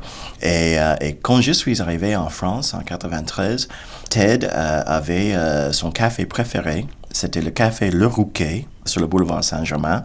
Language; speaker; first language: French; non-native, fluent; English